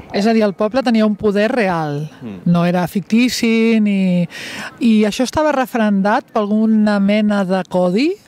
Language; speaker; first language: Catalan; native; Catalan